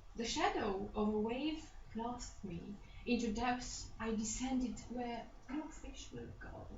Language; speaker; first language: English; non-native, fluent; Romanian